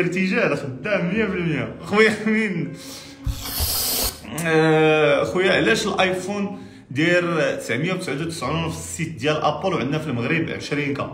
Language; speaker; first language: Arabic; native; Arabic